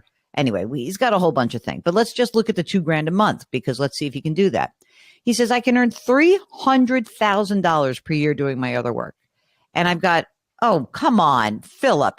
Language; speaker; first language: English; native; English